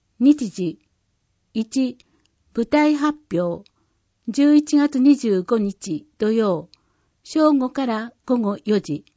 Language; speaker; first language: Japanese; native; Japanese